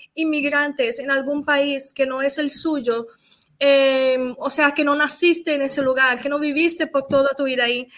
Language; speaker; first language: Spanish; early bilingual, other home language; Portuguese